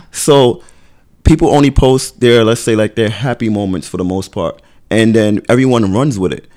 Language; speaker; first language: English; native; English